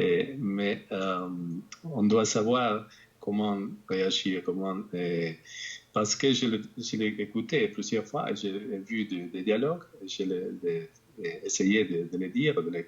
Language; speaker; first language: French; non-native, fluent; Spanish